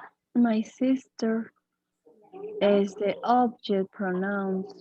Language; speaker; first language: English; non-native, learner; Spanish